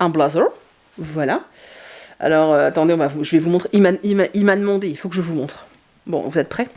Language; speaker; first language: French; native; French